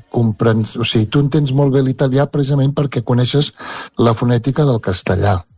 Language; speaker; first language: Catalan; native; Catalan